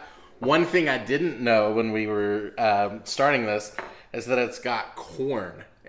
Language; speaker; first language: English; native; English